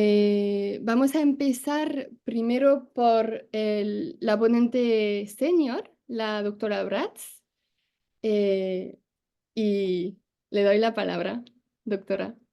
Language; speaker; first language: Spanish; non-native, fluent; French